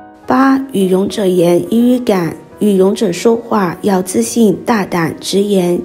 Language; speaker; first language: Chinese; native; Chinese